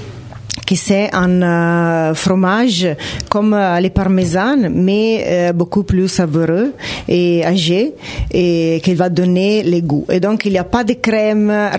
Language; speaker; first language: French; non-native, fluent; Italian